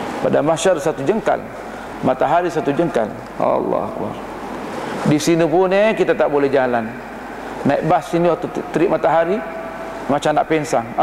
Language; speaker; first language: Malay; non-native, fluent; Arabic